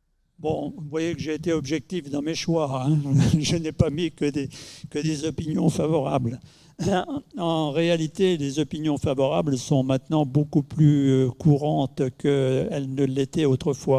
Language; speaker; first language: French; native; French